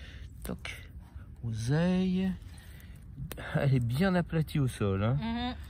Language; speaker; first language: French; native; French